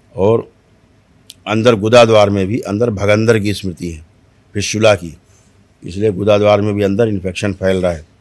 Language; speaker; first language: Hindi; native; Hindi